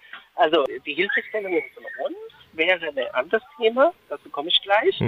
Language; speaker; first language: German; non-native, fluent; Urdu